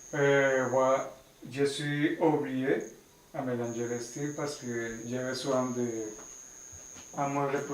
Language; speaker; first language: French; non-native, learner; Spanish